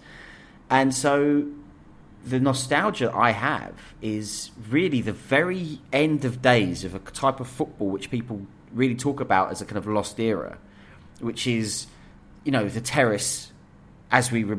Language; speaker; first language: English; native; English